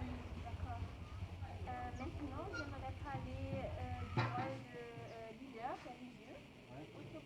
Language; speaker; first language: French; non-native, fluent; German